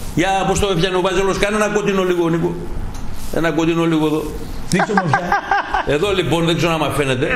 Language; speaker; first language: Greek; native; Greek